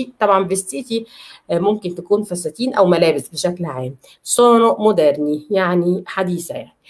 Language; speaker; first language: Arabic; native; Arabic